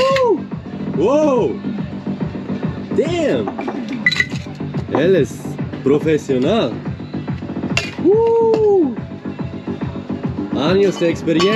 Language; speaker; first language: Spanish; non-native, learner; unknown